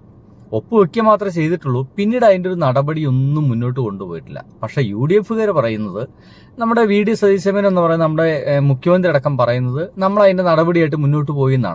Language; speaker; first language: Malayalam; native; Malayalam